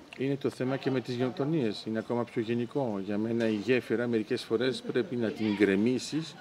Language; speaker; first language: Greek; early bilingual, heritage; Greek